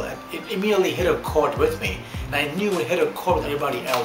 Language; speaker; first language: English; native; English